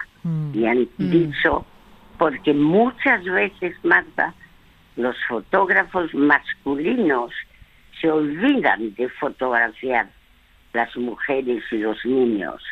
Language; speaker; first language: Spanish; early bilingual, other home language; French